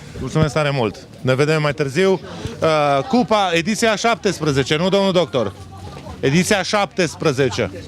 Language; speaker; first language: Romanian; native; Romanian